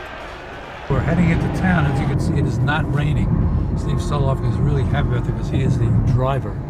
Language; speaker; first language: English; native; English